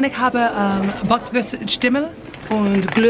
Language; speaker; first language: German; non-native, learner; English